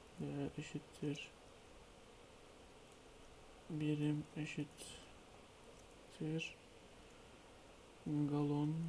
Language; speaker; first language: Turkish; native; Turkish